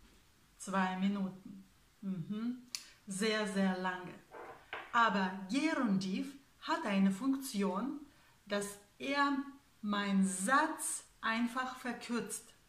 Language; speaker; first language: German; non-native, fluent; Russian